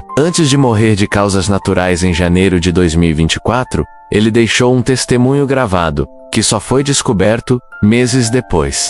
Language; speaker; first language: Portuguese; native; Portuguese